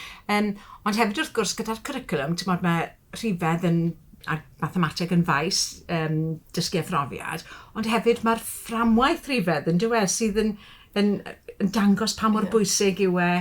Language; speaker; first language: Welsh; native; Welsh